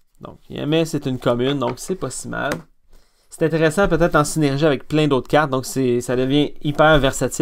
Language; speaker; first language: French; native; French